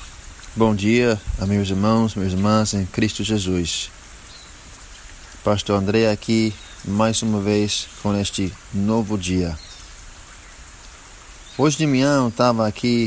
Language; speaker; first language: Portuguese; non-native, learner; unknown